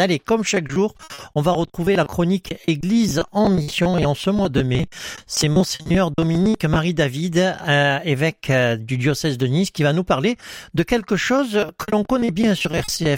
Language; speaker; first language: French; native; French